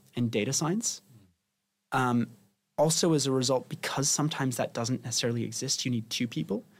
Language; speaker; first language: English; non-native, fluent; Spanish